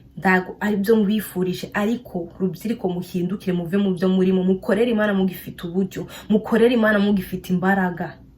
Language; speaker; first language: Kinyarwanda; native; Kinyarwanda